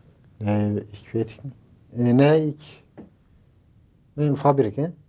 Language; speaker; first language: Dutch; non-native, learner; Turkish